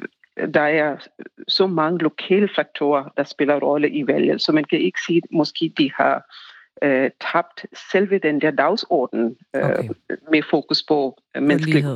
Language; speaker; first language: Danish; non-native, fluent; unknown